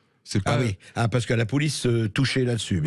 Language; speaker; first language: French; native; French